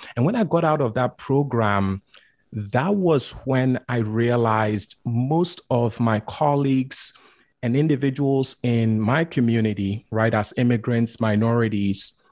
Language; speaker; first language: English; non-native, local second language; Akan